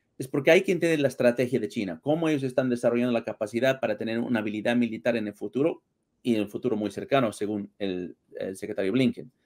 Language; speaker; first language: Spanish; early bilingual, heritage; Spanish